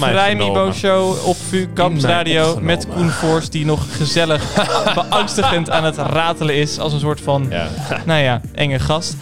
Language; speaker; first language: Dutch; native; Dutch